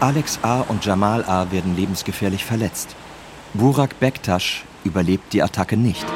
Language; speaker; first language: German; native; German